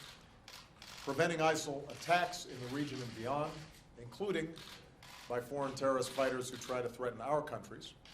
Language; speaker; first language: English; native; English